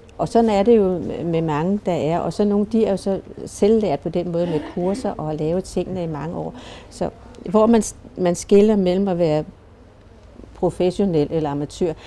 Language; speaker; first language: Danish; native; Danish